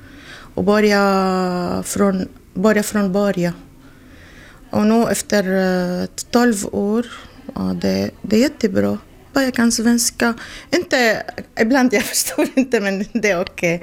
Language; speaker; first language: Swedish; non-native, learner; Arabic